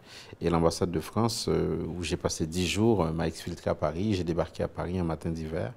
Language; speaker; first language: French; non-native, local second language; Haitian Creole